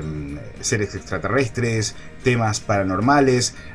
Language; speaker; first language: Spanish; native; Spanish